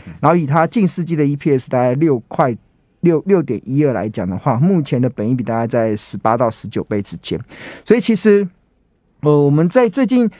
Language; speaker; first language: Chinese; native; Chinese